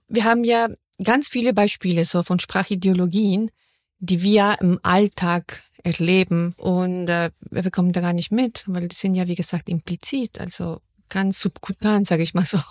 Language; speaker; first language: German; non-native, fluent; Spanish